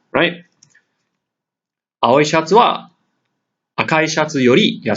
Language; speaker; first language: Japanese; non-native, fluent; English